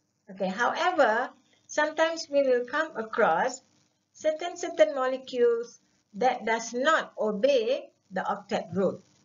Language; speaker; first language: English; non-native, local second language; Malay